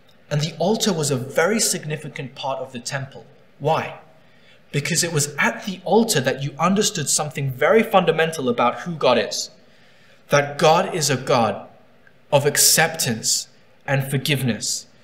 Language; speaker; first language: English; native; English